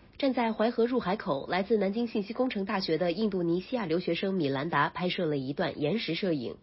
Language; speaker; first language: Chinese; native; Chinese